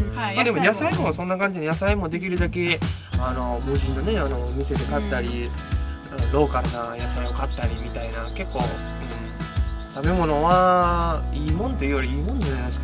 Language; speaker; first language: Japanese; native; Japanese